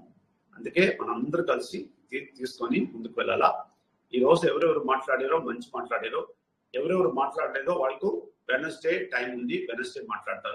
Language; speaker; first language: Telugu; non-native, local second language; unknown